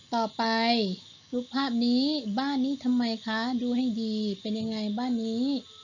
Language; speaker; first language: Thai; non-native, local second language; Malay